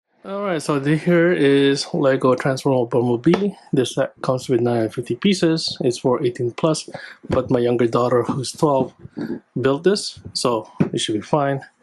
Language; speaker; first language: English; native; English